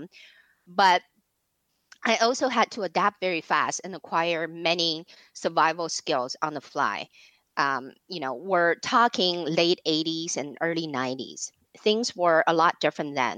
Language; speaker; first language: English; non-native, fluent; Chinese